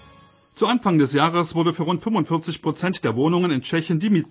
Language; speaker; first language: German; native; German